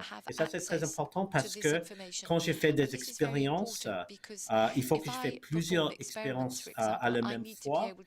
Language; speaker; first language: French; early bilingual, heritage; English